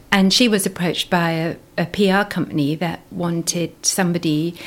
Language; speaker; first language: English; native; English